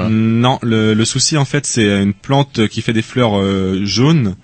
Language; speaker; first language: French; native; French